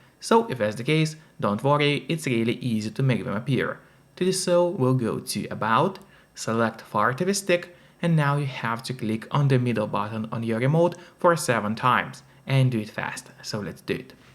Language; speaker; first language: English; non-native, fluent; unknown